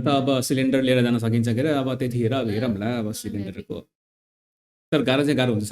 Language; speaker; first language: Nepali; native; Nepali